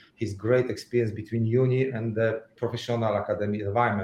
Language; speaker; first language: English; non-native, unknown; Polish